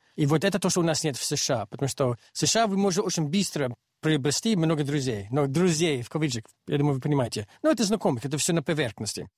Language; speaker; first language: Russian; non-native, fluent; English